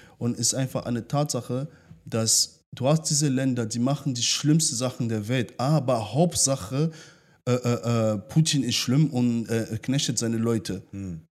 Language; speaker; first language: German; early bilingual, other home language; French